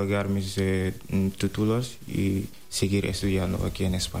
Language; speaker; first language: Spanish; non-native, fluent; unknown